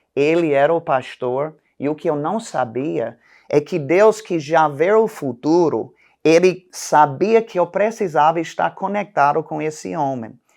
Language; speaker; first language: Portuguese; non-native, fluent; English